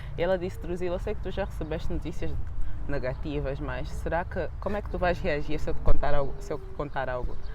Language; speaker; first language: Portuguese; native; Portuguese